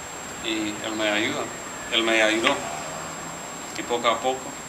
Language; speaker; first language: Spanish; non-native, learner; English